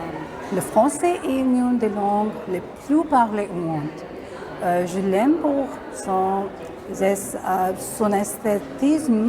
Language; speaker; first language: French; non-native, learner; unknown